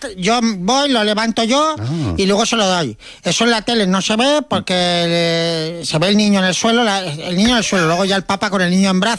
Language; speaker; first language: Spanish; native; Spanish